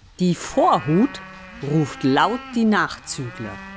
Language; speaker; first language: German; native; German